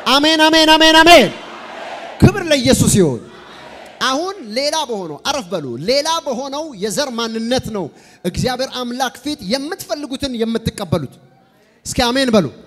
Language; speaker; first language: Amharic; native; Amharic